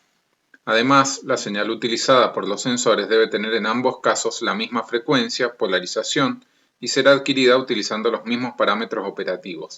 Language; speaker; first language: Spanish; native; Spanish